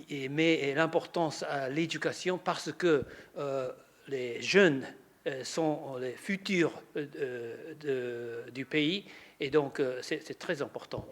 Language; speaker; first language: French; non-native, learner; Japanese